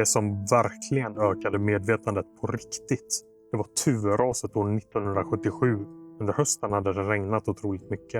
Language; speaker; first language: Swedish; native; Swedish